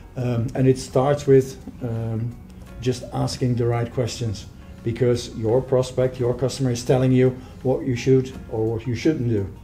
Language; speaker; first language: English; non-native, fluent; Dutch